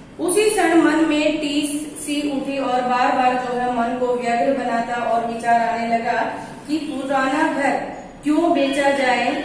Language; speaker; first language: Hindi; non-native, local second language; Gujarati